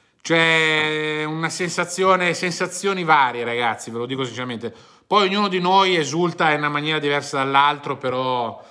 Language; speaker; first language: Italian; native; Italian